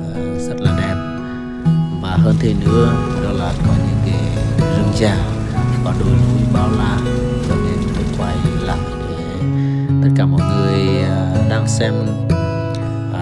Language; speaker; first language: Vietnamese; non-native, local second language; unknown